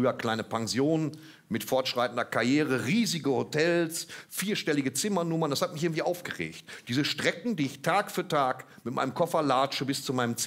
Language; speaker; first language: German; native; German